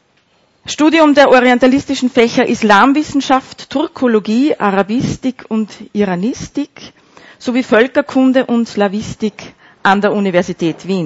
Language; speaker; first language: German; native; German